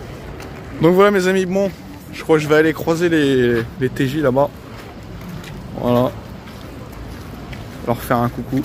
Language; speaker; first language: French; native; French